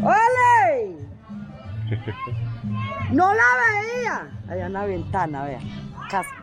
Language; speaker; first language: Spanish; native; Spanish